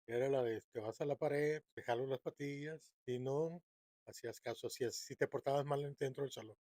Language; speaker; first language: Spanish; native; Spanish